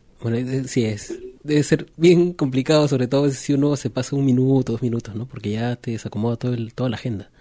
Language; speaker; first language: Spanish; native; Spanish